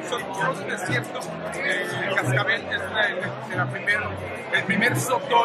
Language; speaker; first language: Spanish; native; Spanish